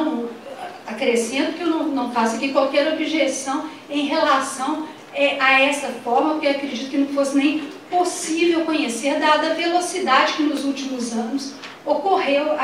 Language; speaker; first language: Portuguese; native; Portuguese